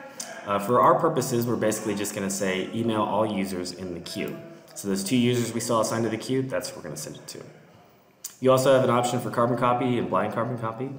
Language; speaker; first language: English; native; English